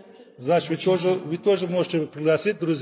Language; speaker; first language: Russian; non-native, local second language; Uzbek